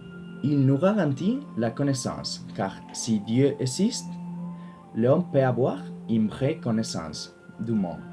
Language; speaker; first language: French; non-native, learner; Spanish